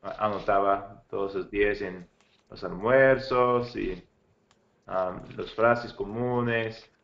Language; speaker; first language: Spanish; non-native, learner; English